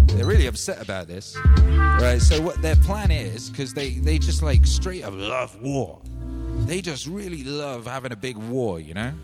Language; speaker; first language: English; native; English